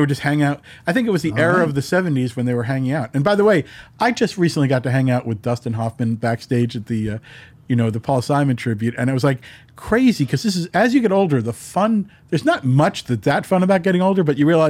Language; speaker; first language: English; native; English